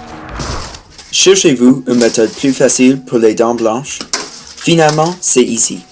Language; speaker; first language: French; non-native, fluent; English